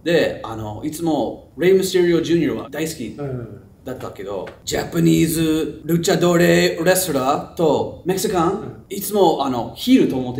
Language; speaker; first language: Japanese; non-native, learner; English